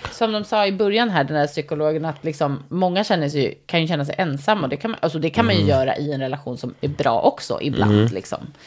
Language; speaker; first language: Swedish; native; Swedish